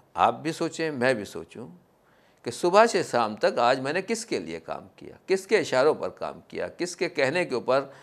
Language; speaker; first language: Hindi; native; Hindi